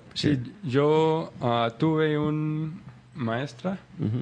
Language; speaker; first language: Spanish; non-native, learner; English